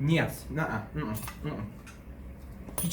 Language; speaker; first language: Russian; early bilingual, heritage; Russian